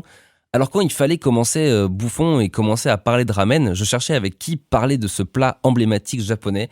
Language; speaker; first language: French; native; French